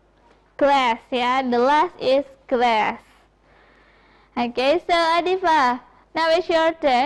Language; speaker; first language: English; non-native, fluent; Indonesian